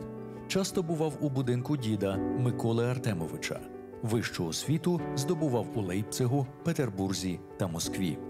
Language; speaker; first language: Ukrainian; native; Ukrainian